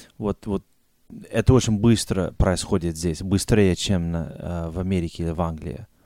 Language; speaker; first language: Russian; non-native, fluent; English